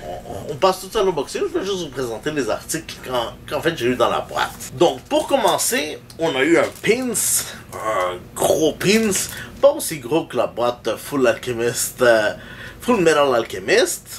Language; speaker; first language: French; native; French